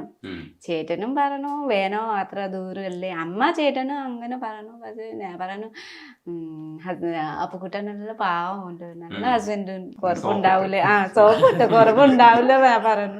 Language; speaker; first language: Malayalam; non-native, learner; Nepali